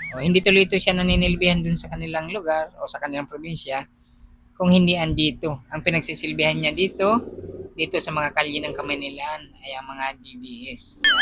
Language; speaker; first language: Filipino; native; Filipino